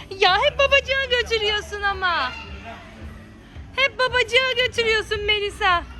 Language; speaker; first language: Turkish; native; Turkish